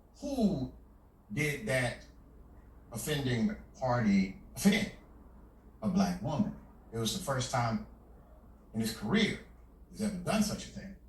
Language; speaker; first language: English; native; English